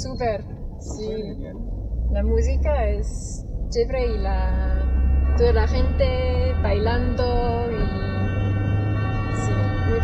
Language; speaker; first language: Spanish; non-native, learner; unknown